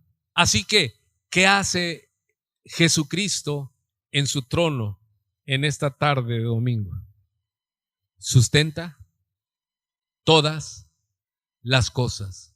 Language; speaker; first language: Spanish; native; Spanish